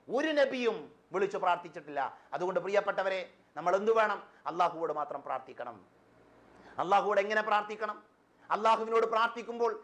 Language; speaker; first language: Malayalam; native; Malayalam